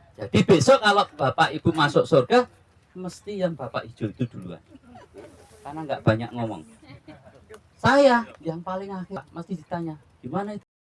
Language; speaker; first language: Indonesian; non-native, local second language; Javanese